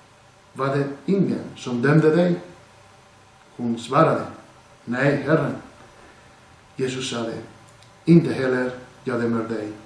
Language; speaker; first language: Swedish; non-native, fluent; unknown